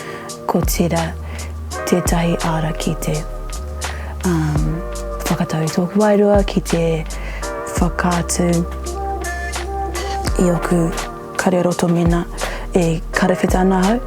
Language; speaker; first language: Māori; non-native, local second language; English